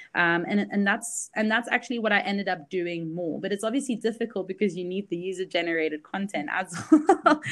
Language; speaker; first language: English; early bilingual, other home language; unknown